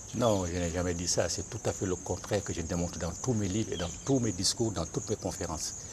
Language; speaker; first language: French; non-native, local second language; Bambara